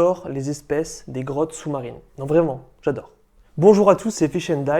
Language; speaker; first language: French; native; French